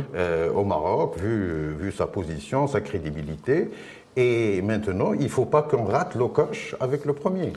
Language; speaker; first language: French; non-native, local second language; Arabic